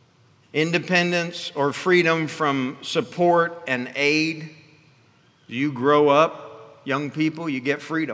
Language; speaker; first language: English; native; English